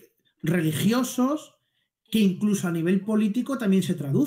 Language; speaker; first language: Spanish; native; Spanish